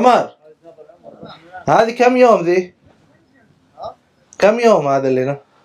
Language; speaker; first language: Arabic; non-native, learner; Urdu